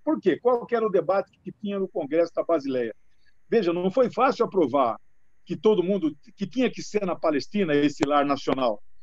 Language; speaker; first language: Portuguese; native; Portuguese